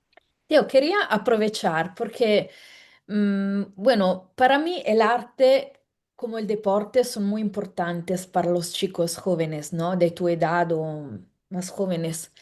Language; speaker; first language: Spanish; non-native, fluent; Italian